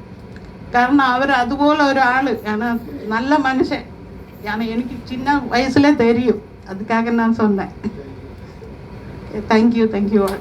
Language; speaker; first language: Tamil; non-native, learner; Malayalam